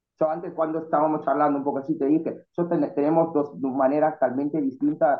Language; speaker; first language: Spanish; non-native, fluent; Italian